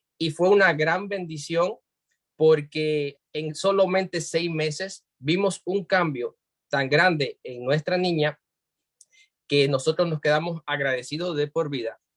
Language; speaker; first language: Spanish; native; Spanish